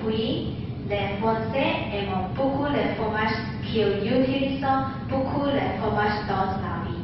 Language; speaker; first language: French; non-native, learner; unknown